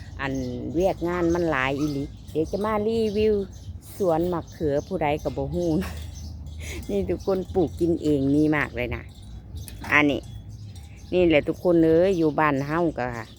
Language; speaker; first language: Thai; non-native, local second language; Lao